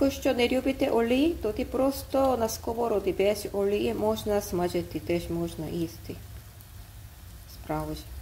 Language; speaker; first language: Ukrainian; non-native, learner; Korean